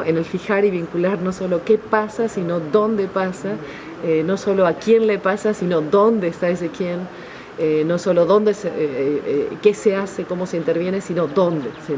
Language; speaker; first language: Spanish; native; Spanish